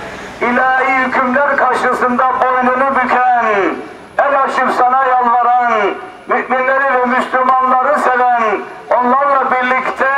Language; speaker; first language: Turkish; native; Turkish